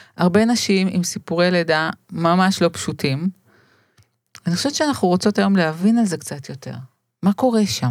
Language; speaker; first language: Hebrew; native; Hebrew